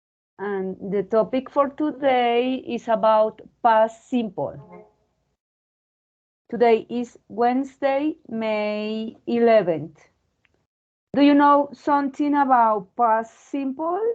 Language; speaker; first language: English; non-native, learner; Spanish